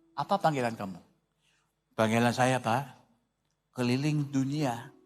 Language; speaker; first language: Indonesian; non-native, fluent; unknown